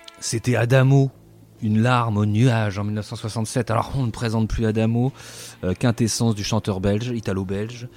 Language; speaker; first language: French; native; French